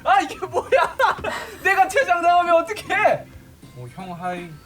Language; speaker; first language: Korean; native; Korean